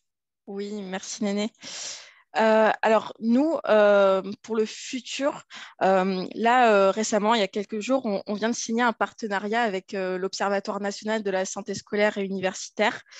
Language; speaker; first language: French; native; French